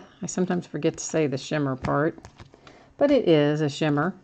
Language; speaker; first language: English; native; English